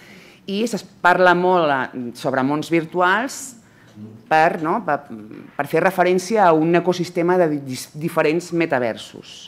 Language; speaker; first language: Catalan; native; Catalan